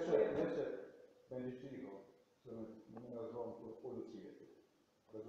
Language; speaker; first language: Polish; non-native, learner; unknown